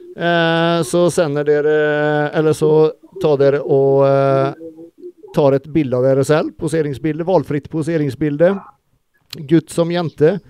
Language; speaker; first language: Norwegian; native; Norwegian